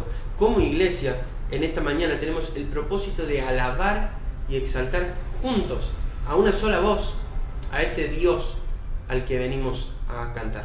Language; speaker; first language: Spanish; native; Spanish